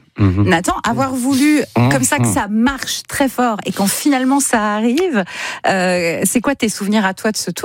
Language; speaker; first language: French; native; French